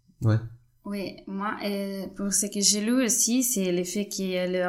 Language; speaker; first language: French; non-native, fluent; Spanish